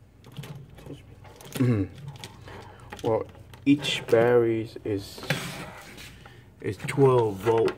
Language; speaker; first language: English; non-native, fluent; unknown